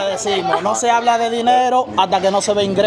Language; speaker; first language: Spanish; native; Spanish